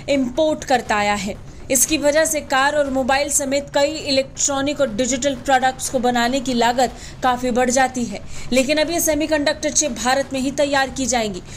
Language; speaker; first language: Hindi; native; Hindi